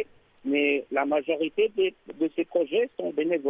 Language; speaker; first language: French; non-native, fluent; English